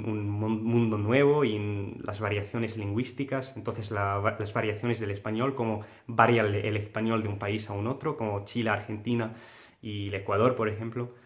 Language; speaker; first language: Spanish; early bilingual, heritage; Spanish